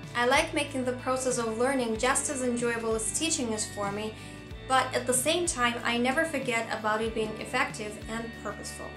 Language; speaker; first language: English; non-native, fluent; Russian